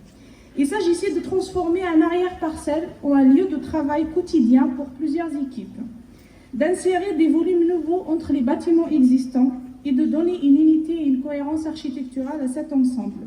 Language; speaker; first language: French; native; French